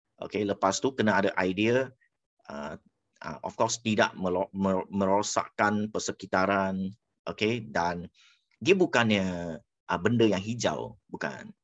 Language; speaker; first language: Malay; non-native, local second language; Chinese